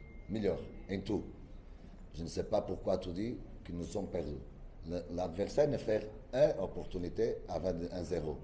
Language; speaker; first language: French; non-native, learner; Portuguese